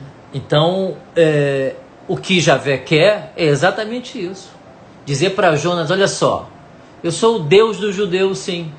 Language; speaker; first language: Portuguese; native; Portuguese